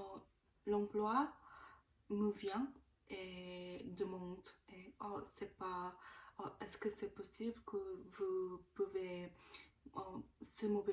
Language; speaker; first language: French; non-native, learner; Korean